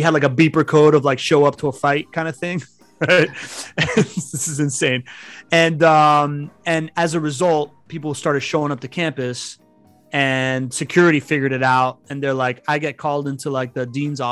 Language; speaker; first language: English; early bilingual, other home language; Spanish